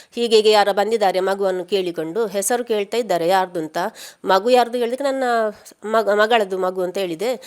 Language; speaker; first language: Kannada; native; Kannada